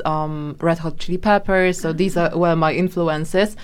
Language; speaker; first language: English; non-native, fluent; Polish